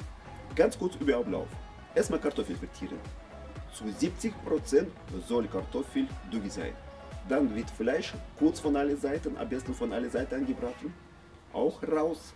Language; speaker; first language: German; non-native, learner; Russian